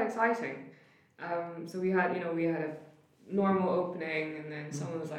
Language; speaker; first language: English; non-native, local second language; Cantonese